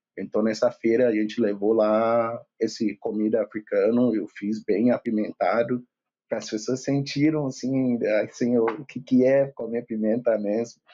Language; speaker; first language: Portuguese; non-native, fluent; Yoruba